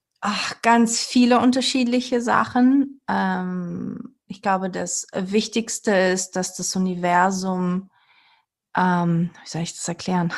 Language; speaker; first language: German; early bilingual, other home language; Portuguese